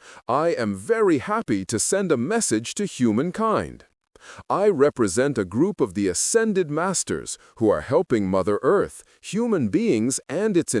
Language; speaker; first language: English; non-native, fluent; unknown